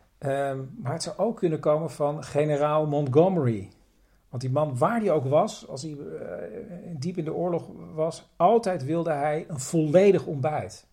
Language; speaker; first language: Dutch; native; Dutch